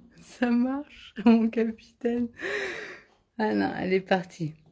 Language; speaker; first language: French; native; French